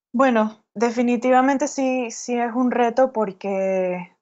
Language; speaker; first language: Spanish; native; Spanish